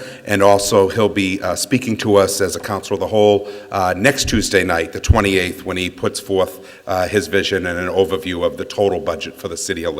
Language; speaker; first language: English; native; English